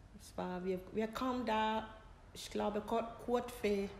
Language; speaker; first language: German; non-native, learner; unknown